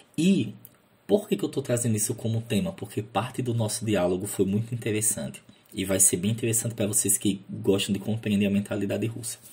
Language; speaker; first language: Portuguese; native; Portuguese